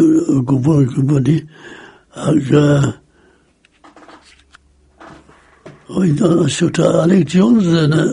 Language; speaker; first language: Welsh; native; Welsh